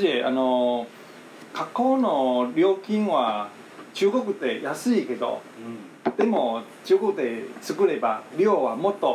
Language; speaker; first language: Japanese; non-native, fluent; Chinese